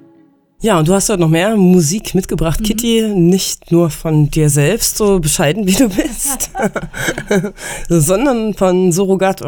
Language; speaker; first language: German; native; German